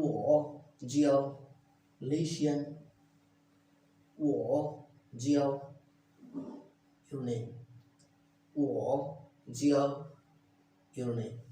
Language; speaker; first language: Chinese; non-native, learner; Bangla